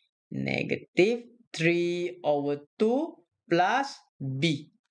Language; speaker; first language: English; non-native, local second language; Malay